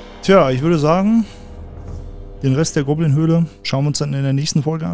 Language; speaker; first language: German; native; German